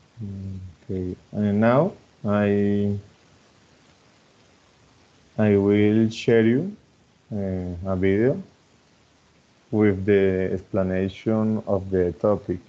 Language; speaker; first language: English; non-native, fluent; Spanish